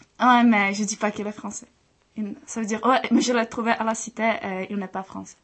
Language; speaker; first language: French; non-native, fluent; Czech